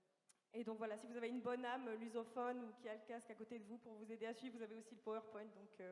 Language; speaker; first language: French; native; French